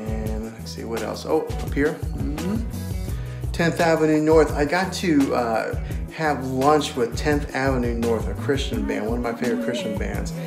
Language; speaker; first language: English; native; English